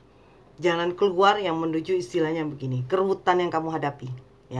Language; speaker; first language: Indonesian; native; Indonesian